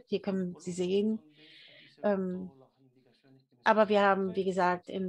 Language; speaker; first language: German; early bilingual, heritage; German